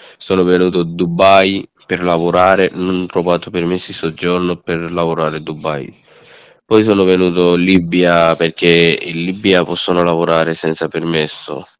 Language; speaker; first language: Italian; non-native, learner; Bangla